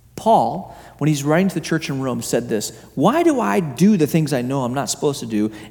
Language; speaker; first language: English; native; English